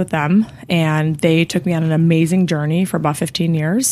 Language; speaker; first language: English; native; English